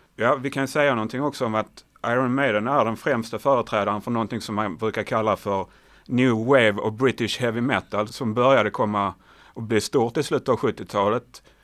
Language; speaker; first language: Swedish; native; Swedish